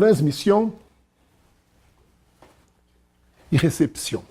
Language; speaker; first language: Spanish; non-native, fluent; Portuguese